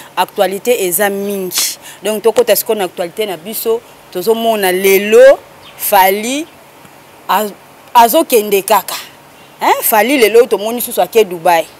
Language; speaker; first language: Lingala; native; Lingala